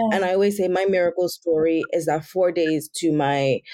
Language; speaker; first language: English; non-native, local second language; Yoruba